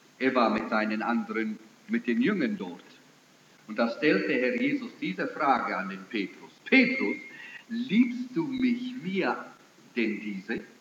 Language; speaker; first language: German; early bilingual, heritage; German